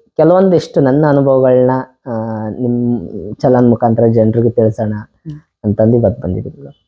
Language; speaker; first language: Kannada; native; Kannada